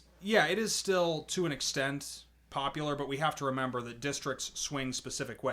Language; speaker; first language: English; native; English